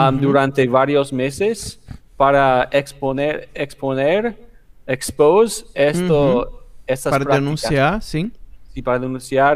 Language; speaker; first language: Spanish; non-native, fluent; English